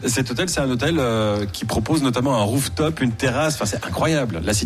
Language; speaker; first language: French; native; French